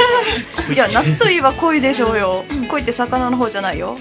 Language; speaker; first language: Japanese; native; Japanese